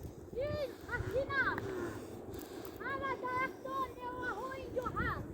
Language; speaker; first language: Persian; non-native, local second language; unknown